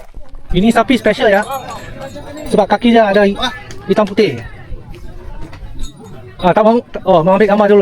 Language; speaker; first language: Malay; non-native, local second language; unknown